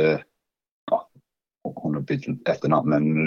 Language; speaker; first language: Swedish; non-native, fluent; English